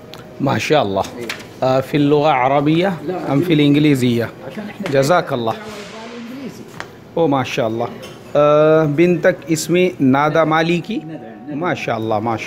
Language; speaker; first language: Arabic; non-native, learner; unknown